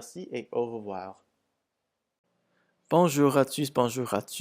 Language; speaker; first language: French; non-native, fluent; English